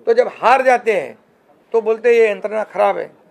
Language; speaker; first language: Hindi; non-native, local second language; Marathi